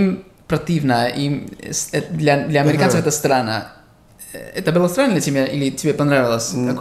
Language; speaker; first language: Russian; non-native, fluent; English